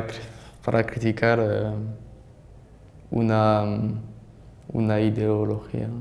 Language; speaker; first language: Spanish; non-native, learner; French